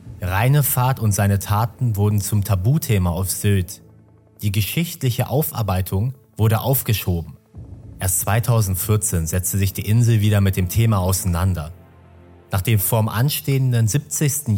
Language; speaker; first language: German; native; German